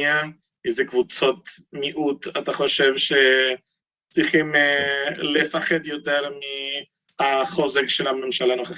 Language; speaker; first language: Hebrew; non-native, fluent; Spanish